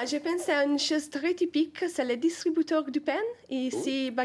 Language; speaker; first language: French; non-native, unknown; Italian